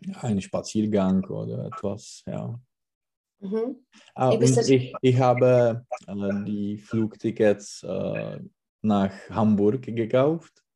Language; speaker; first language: German; non-native, learner; Czech